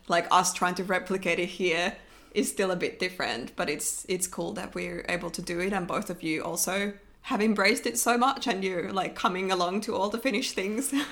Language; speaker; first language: English; non-native, fluent; Finnish